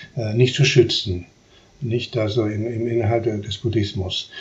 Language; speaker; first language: German; non-native, fluent; Spanish